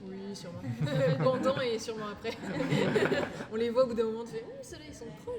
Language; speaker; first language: French; native; French